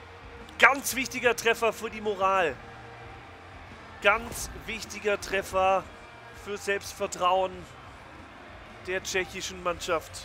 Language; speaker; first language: German; native; German